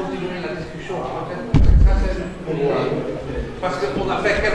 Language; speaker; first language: French; non-native, local second language; Rundi